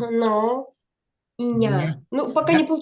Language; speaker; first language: Russian; native; Russian